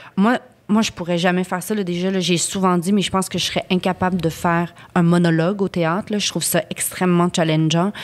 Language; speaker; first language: French; native; French